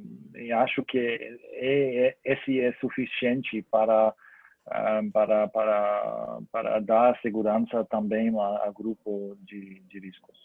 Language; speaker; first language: Portuguese; non-native, learner; German